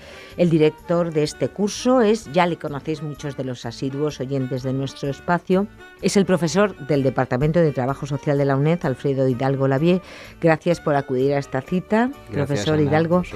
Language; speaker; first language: Spanish; native; Spanish